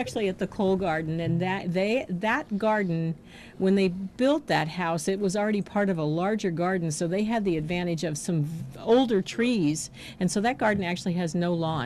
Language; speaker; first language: English; native; English